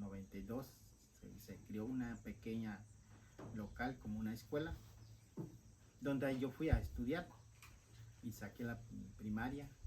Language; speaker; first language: Spanish; non-native, local second language; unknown